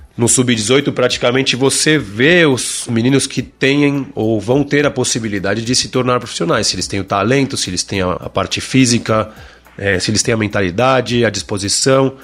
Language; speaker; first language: Portuguese; non-native, fluent; Spanish